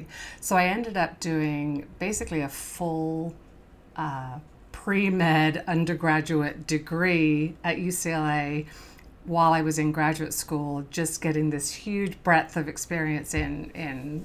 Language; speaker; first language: English; native; English